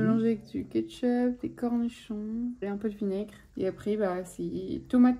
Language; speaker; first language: French; native; French